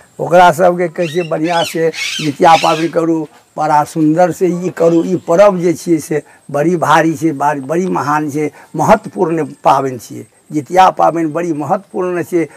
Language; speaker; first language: Maithili; non-native, local second language; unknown